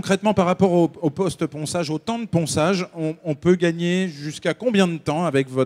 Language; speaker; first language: French; native; French